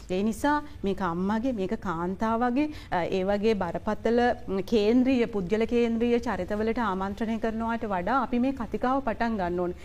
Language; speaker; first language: Sinhala; native; Sinhala